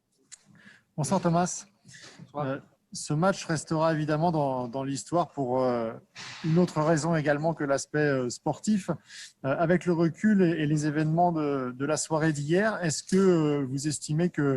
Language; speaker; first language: French; native; French